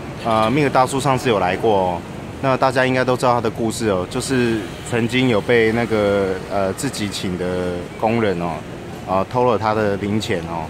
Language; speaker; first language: Chinese; native; Chinese